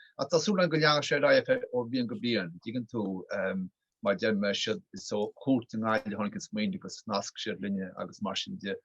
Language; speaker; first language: Irish; native; Irish